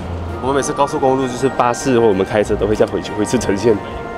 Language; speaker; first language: Chinese; native; Chinese